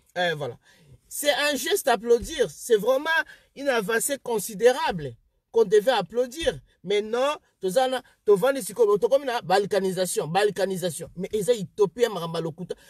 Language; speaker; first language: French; non-native, local second language; Lingala